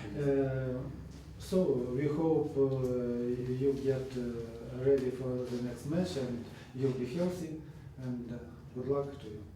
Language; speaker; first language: English; non-native, learner; Russian